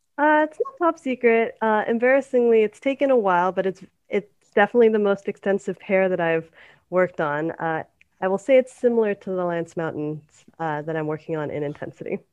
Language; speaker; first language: English; native; English